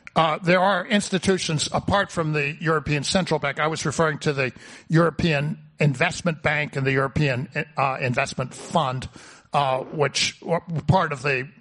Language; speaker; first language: English; native; English